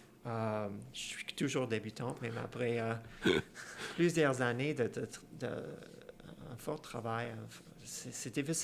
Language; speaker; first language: French; non-native, fluent; Persian